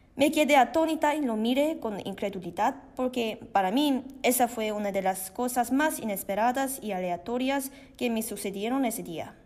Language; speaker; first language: Spanish; non-native, learner; Korean